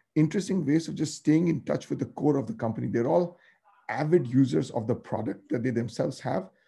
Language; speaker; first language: English; non-native, local second language; Tamil